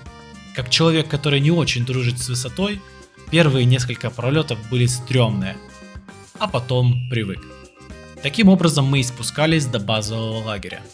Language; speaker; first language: Russian; native; Russian